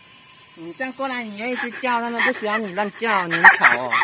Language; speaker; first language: Chinese; native; Chinese